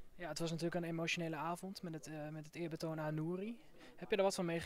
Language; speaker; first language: Dutch; native; Dutch